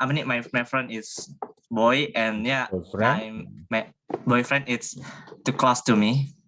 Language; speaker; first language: English; non-native, learner; Indonesian